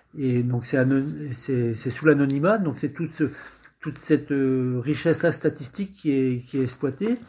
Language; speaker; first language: French; native; French